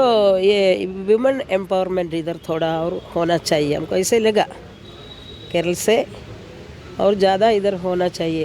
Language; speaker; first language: Hindi; non-native, local second language; Malayalam